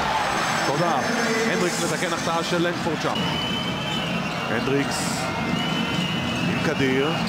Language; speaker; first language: Hebrew; native; Hebrew